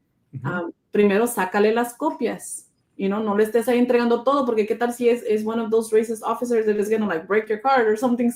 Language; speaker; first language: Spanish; early bilingual, other home language; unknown